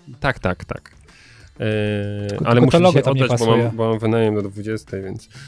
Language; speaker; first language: Polish; native; Polish